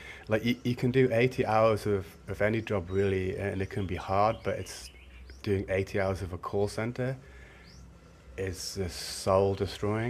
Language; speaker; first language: English; native; English